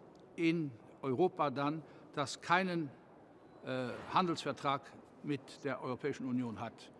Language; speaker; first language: German; non-native, local second language; Luxembourgish